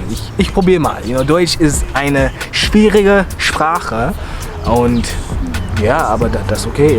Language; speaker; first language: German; non-native, learner; Zulu